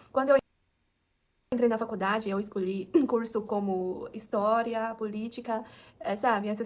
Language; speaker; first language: Portuguese; non-native, fluent; Chinese